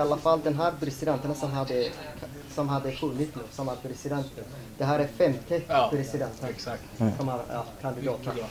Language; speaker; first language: Swedish; non-native, fluent; Somali